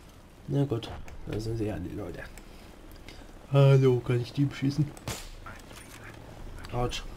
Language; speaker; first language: German; native; German